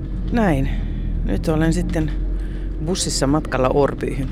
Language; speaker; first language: Finnish; early bilingual, heritage; Finnish